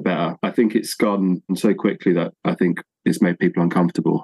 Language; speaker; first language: English; native; English